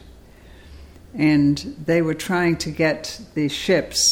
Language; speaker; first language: English; native; English